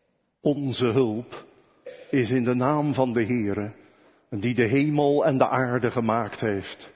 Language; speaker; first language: Dutch; native; Dutch